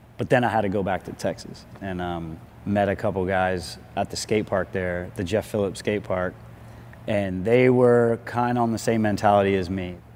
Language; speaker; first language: English; native; English